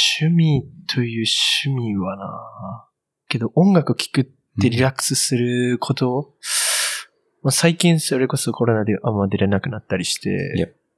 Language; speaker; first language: Japanese; native; Japanese